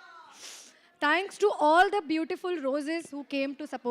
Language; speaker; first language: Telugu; non-native, fluent; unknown